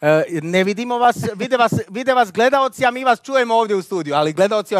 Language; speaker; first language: Bosnian; native; Bosnian